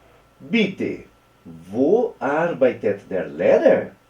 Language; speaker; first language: German; non-native, fluent; Portuguese